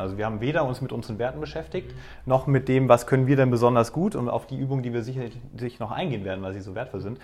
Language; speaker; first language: German; native; German